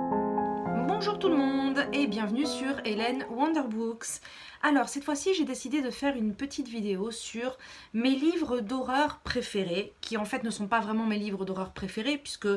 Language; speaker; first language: French; native; French